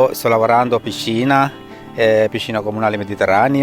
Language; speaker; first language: Italian; non-native, learner; Sinhala